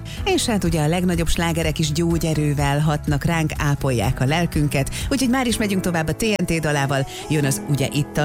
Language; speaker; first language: Hungarian; native; Hungarian